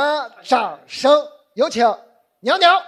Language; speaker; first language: Chinese; native; Chinese